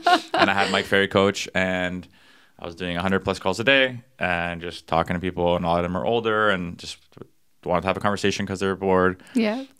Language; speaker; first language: English; native; English